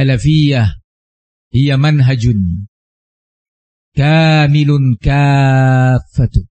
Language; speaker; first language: Arabic; non-native, fluent; Indonesian